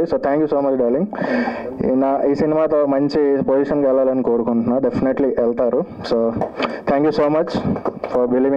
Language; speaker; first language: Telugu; native; Telugu